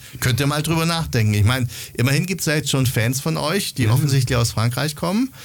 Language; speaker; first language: German; native; German